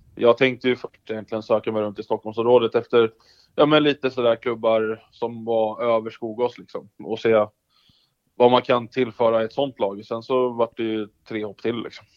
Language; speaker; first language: Swedish; native; Swedish